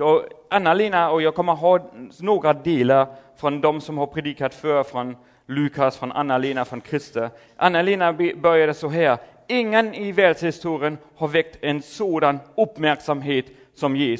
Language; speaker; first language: Swedish; non-native, fluent; German